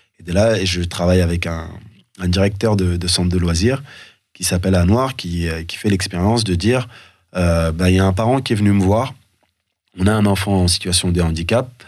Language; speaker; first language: French; early bilingual, other home language; Soninke